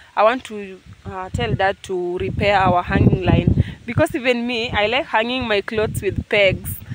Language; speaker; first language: English; non-native, local second language; Luo (Kenya and Tanzania)